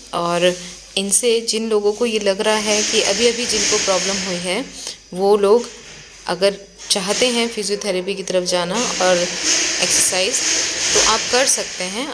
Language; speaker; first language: Hindi; native; Hindi